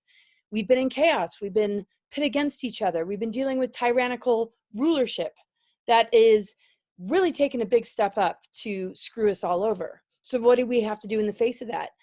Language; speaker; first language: English; native; English